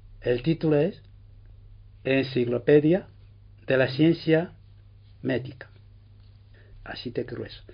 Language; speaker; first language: Spanish; non-native, fluent; Chinese